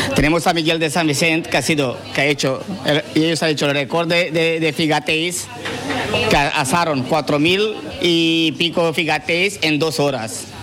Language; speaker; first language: Spanish; non-native, fluent; Romanian